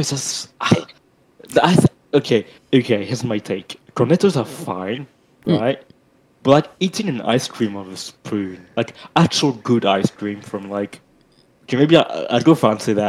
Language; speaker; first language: English; non-native, fluent; French